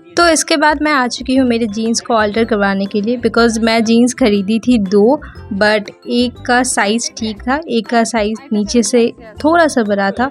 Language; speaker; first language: Hindi; non-native, local second language; Bangla